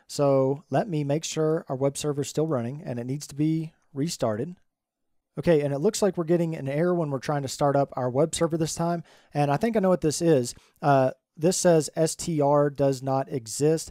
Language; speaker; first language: English; native; English